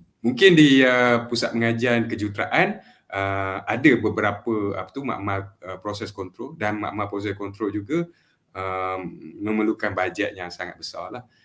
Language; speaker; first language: Malay; native; Malay